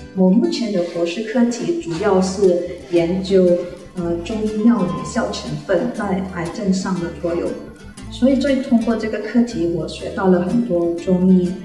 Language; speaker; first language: Chinese; non-native, local second language; Malay